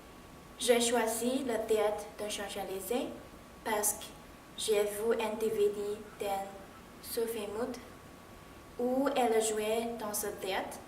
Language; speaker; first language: French; non-native, learner; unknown